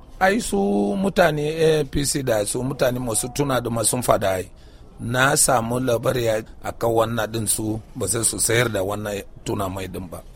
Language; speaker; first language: Hausa; non-native, local second language; Kanuri